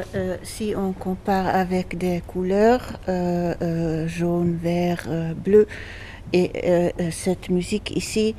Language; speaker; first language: French; non-native, fluent; Dutch